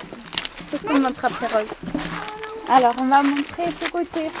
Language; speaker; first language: French; native; French